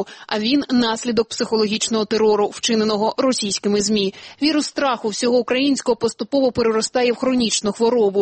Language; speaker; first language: Ukrainian; native; Ukrainian